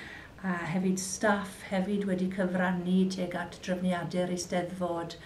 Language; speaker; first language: Welsh; native; Welsh